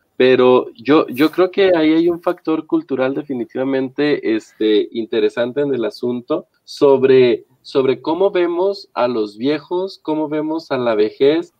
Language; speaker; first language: Spanish; native; Spanish